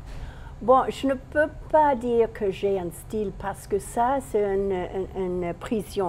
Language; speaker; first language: French; non-native, fluent; English